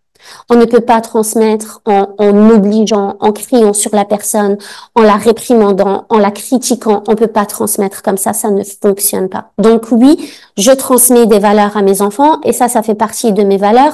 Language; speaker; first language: French; native; French